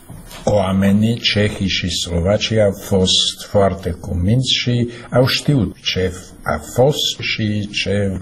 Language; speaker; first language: Romanian; non-native, fluent; Czech